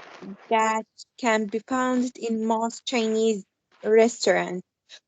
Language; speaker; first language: English; non-native, learner; Central Kurdish